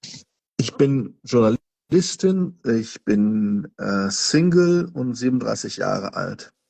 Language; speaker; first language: German; non-native, fluent; Portuguese